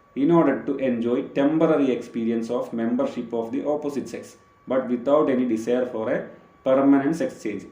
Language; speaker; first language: English; non-native, local second language; Malayalam